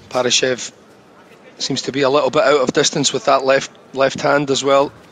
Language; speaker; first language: English; native; English